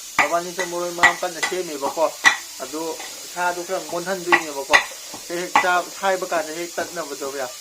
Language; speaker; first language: Manipuri; non-native, local second language; Rongmei Naga